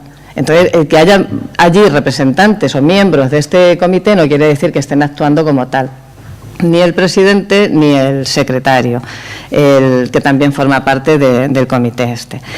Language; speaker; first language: Spanish; native; Spanish